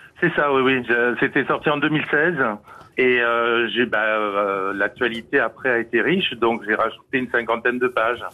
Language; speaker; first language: French; native; French